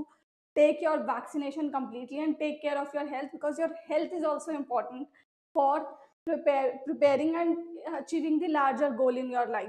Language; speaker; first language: English; non-native, local second language; Hindi